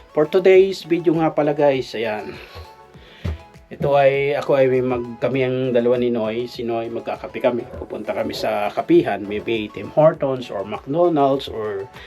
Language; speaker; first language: Filipino; non-native, local second language; Bikol